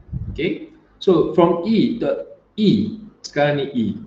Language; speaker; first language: English; non-native, local second language; Malay